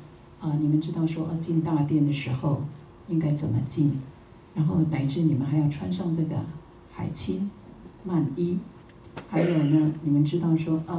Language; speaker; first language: Chinese; native; Chinese